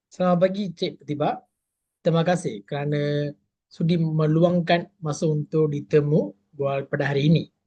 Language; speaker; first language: Malay; non-native, local second language; Tamil